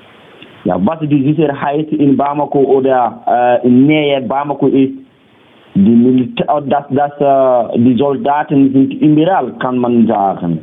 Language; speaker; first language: German; non-native, learner; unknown